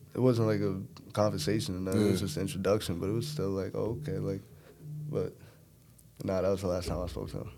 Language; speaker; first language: English; native; English